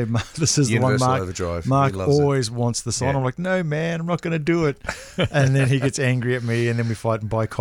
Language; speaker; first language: English; native; English